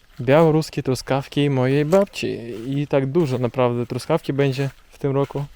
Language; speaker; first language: Polish; non-native, learner; Russian